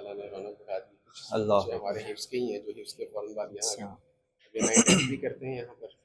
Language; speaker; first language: Urdu; native; Urdu